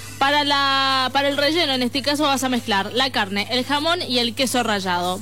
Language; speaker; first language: Spanish; native; Spanish